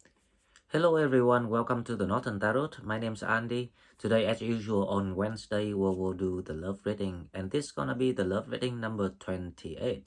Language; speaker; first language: English; non-native, fluent; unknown